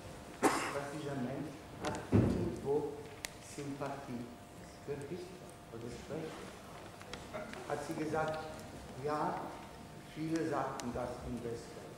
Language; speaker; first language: German; non-native, fluent; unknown